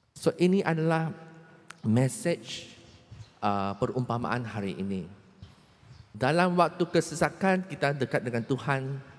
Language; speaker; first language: Malay; non-native, local second language; Chinese